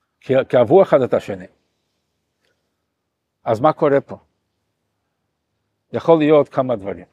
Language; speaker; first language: Hebrew; non-native, fluent; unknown